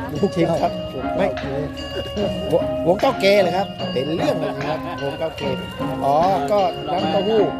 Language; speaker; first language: Thai; native; Thai